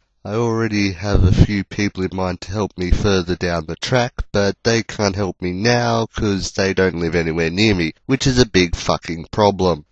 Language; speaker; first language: English; native; English